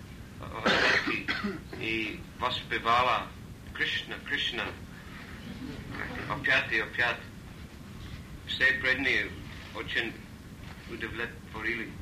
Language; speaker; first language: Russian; non-native, learner; English